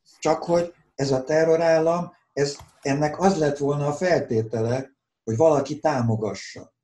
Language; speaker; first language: Hungarian; native; Hungarian